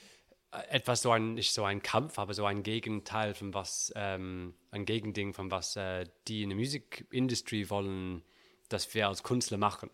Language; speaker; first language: German; non-native, learner; English